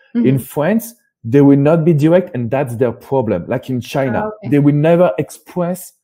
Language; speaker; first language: English; non-native, fluent; French